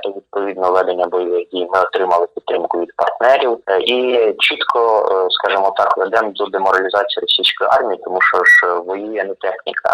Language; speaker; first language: Ukrainian; native; Ukrainian